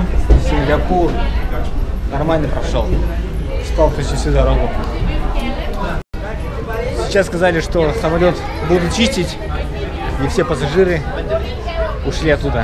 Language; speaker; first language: Russian; native; Russian